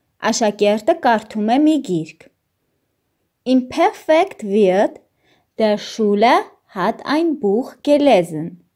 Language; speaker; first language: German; non-native, learner; Armenian